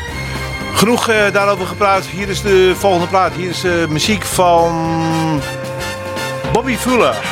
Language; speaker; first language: Dutch; native; Dutch